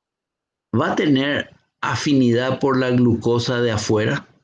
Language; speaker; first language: Spanish; native; Spanish